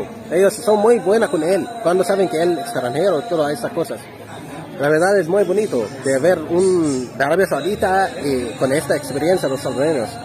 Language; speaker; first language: Spanish; non-native, learner; Arabic